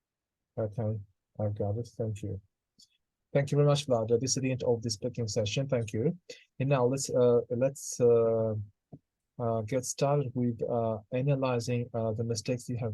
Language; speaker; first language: English; non-native, fluent; Russian